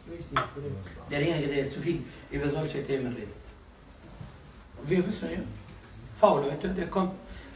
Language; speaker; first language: German; non-native, fluent; Arabic